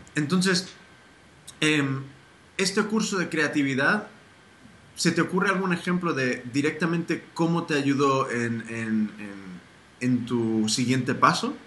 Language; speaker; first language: Spanish; early bilingual, heritage; Spanish